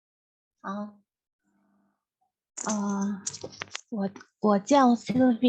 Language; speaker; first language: Chinese; non-native, learner; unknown